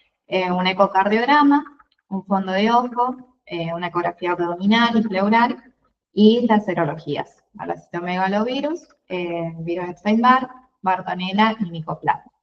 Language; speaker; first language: Spanish; native; Spanish